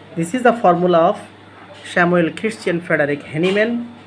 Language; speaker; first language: English; non-native, local second language; Bangla